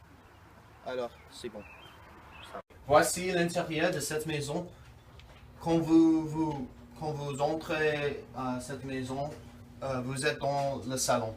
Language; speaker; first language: French; non-native, learner; English